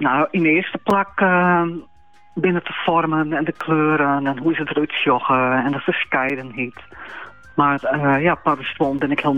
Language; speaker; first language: Dutch; native; Dutch